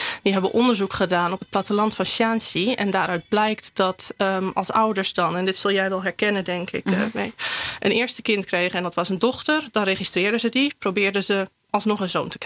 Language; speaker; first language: Dutch; native; Dutch